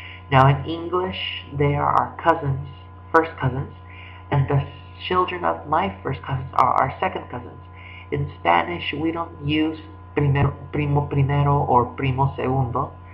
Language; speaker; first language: English; early bilingual, other home language; Spanish